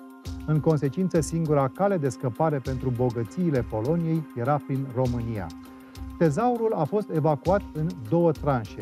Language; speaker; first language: Romanian; native; Romanian